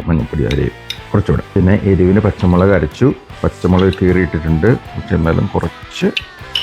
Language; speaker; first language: Malayalam; native; Malayalam